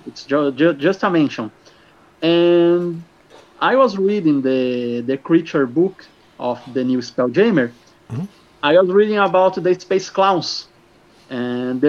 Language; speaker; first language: English; non-native, fluent; Portuguese